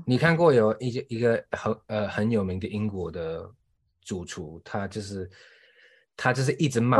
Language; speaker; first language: Chinese; non-native, fluent; English